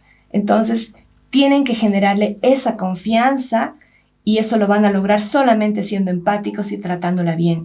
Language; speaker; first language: Spanish; native; Spanish